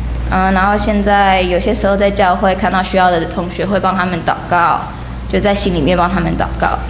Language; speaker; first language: Chinese; early bilingual, heritage; Chinese